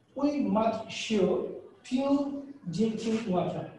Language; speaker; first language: English; non-native, local second language; Bangla